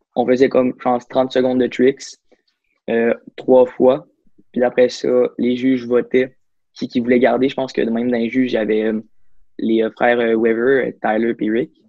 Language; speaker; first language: French; native; French